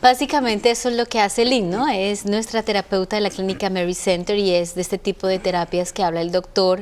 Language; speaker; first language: Spanish; native; Spanish